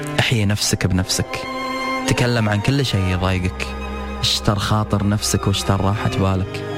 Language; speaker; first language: Arabic; native; Arabic